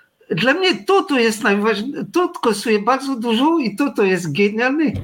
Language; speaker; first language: Polish; non-native, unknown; French